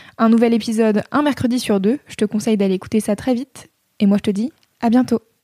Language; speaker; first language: French; native; French